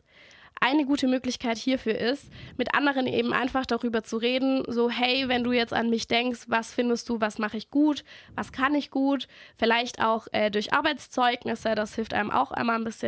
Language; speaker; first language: German; native; German